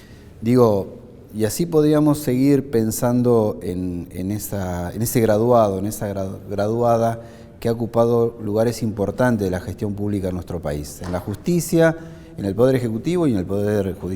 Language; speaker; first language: Spanish; native; Spanish